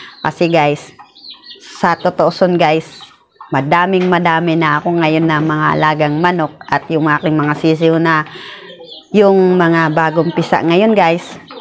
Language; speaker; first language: Filipino; non-native, local second language; Bikol